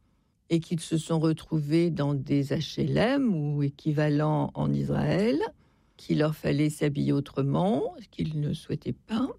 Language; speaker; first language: French; native; French